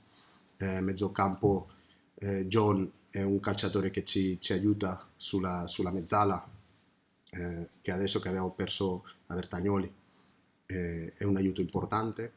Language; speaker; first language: Italian; non-native, fluent; Spanish